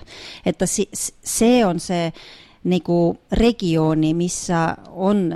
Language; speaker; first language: Finnish; non-native, fluent; Russian